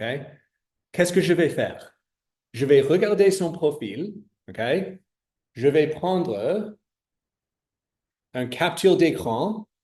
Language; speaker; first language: French; non-native, fluent; English